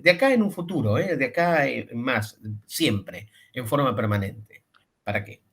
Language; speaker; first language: Spanish; native; Spanish